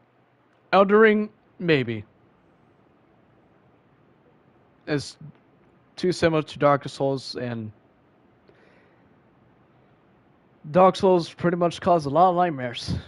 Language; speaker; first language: English; native; English